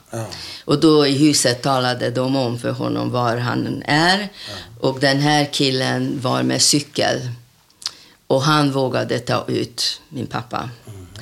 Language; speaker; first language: Swedish; non-native, fluent; Hungarian